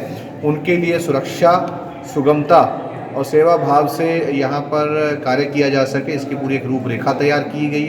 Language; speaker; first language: Hindi; native; Hindi